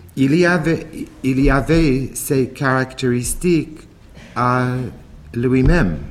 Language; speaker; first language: French; non-native, fluent; English